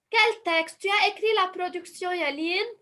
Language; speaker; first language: French; non-native, fluent; Arabic